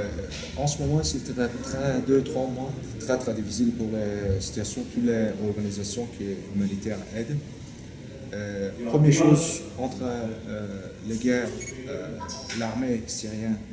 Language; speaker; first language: French; non-native, learner; Turkish